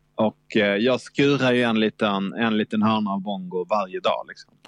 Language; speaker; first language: Swedish; native; Swedish